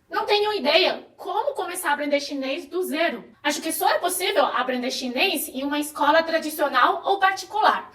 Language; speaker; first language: Portuguese; non-native, fluent; Chinese